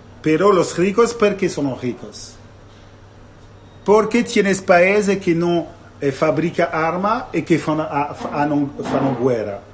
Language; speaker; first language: Spanish; non-native, learner; Italian